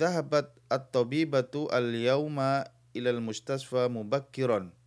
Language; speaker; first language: Arabic; non-native, fluent; Indonesian